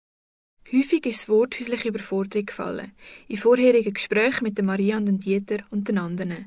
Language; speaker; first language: German; native; German